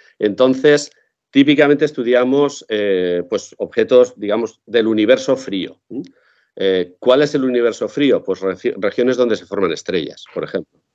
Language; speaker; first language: Spanish; native; Spanish